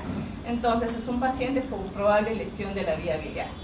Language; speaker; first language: Spanish; native; Spanish